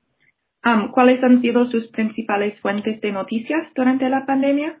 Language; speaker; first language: Spanish; non-native, fluent; English